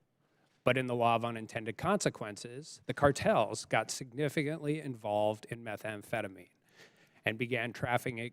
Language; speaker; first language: English; native; English